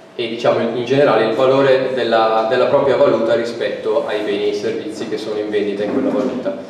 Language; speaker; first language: Italian; native; Italian